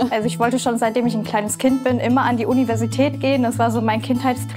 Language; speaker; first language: German; native; German